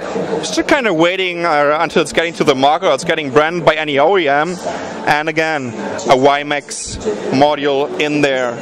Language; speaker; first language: English; non-native, fluent; German